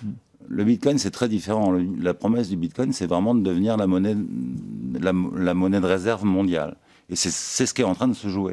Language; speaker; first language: French; native; French